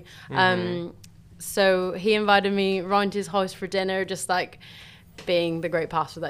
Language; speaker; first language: English; native; English